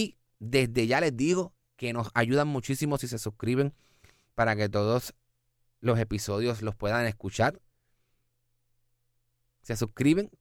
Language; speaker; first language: Spanish; native; Spanish